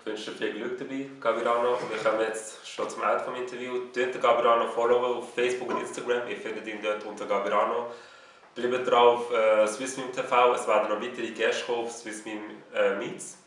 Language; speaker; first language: German; native; German